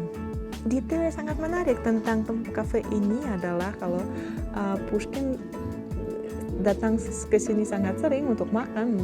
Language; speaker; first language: Indonesian; non-native, fluent; Russian